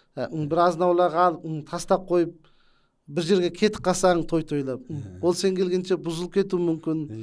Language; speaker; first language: Kazakh; native; Kazakh